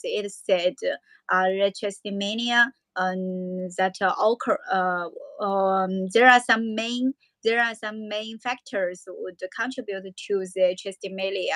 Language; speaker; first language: English; non-native, learner; Chinese